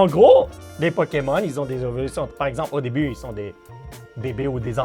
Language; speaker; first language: French; native; French